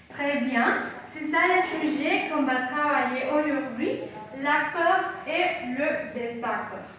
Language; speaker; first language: French; non-native, fluent; Spanish